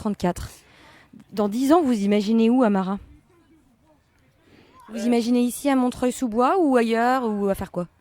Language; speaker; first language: French; native; French